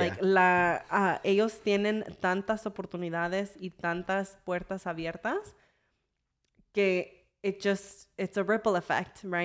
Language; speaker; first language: Spanish; early bilingual, heritage; English